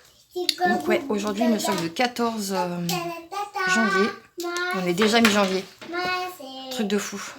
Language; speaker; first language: French; native; French